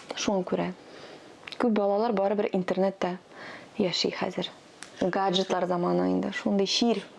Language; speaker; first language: Tatar; non-native, local second language; Russian